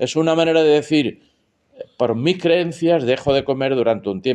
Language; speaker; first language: Spanish; native; Spanish